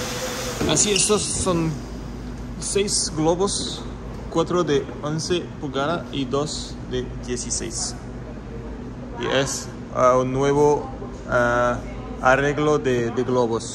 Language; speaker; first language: Spanish; non-native, learner; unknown